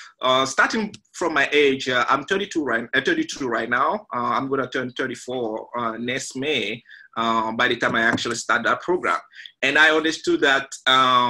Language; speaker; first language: English; non-native, fluent; French